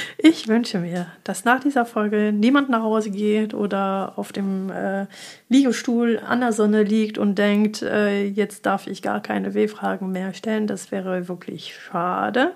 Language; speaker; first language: German; non-native, fluent; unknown